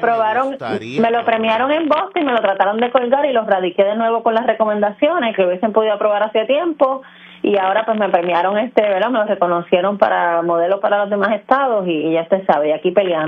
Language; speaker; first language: Spanish; native; Spanish